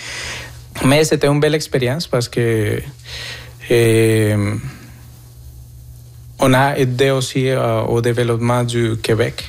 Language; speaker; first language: French; non-native, fluent; Spanish